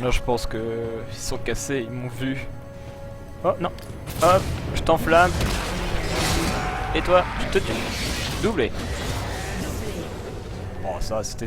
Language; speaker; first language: French; native; French